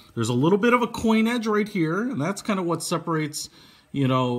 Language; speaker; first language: English; native; English